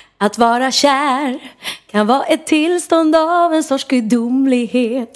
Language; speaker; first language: Swedish; native; Swedish